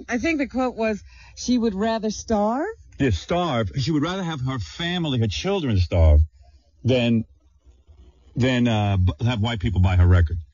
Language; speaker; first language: English; native; English